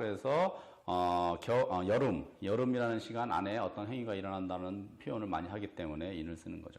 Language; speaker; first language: Korean; native; Korean